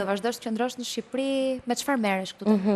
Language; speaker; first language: Albanian; native; Albanian